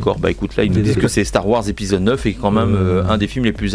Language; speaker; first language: French; native; French